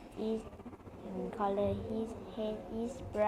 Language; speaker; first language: English; non-native, learner; Vietnamese